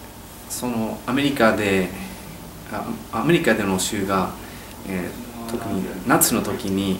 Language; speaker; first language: Japanese; non-native, learner; English